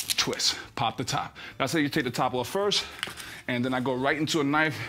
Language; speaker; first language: English; native; English